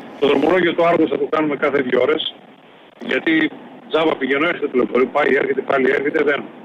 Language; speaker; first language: Greek; native; Greek